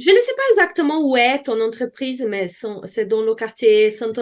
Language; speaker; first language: French; non-native, fluent; Portuguese